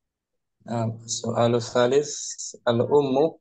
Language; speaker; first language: Indonesian; native; Indonesian